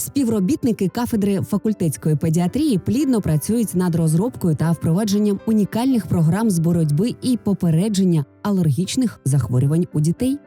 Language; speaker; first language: Ukrainian; native; Ukrainian